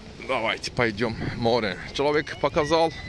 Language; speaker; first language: Russian; non-native, learner; Turkish